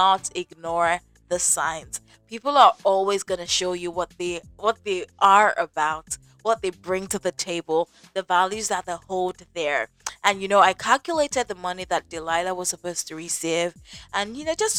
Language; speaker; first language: English; non-native, local second language; Yoruba